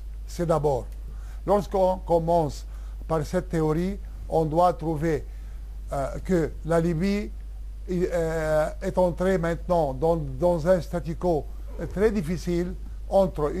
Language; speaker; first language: French; non-native, local second language; Arabic